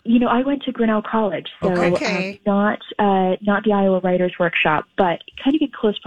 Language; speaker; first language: English; native; English